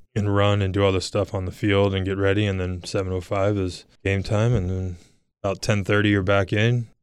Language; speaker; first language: English; native; English